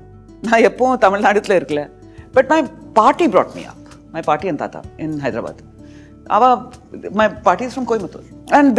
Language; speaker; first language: Tamil; early bilingual, heritage; Tamil